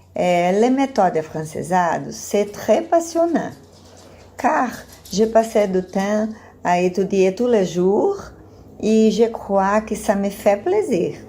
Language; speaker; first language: French; non-native, learner; Portuguese